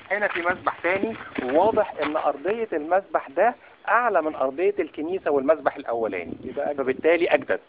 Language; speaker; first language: Arabic; native; Arabic